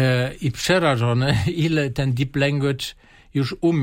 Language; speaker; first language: Polish; non-native, fluent; German